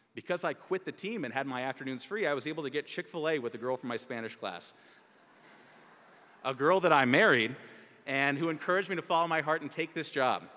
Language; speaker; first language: English; native; English